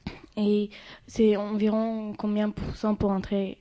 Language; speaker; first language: French; non-native, fluent; Arabic